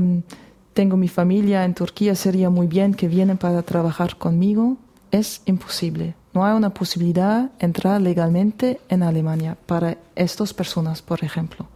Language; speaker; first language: Spanish; non-native, fluent; German